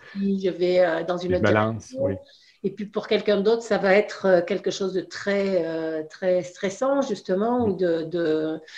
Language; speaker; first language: French; native; French